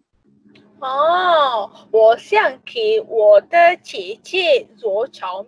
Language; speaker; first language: Chinese; non-native, learner; Malay